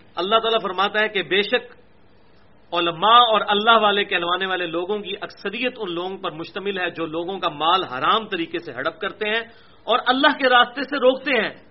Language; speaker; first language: Urdu; non-native, local second language; Punjabi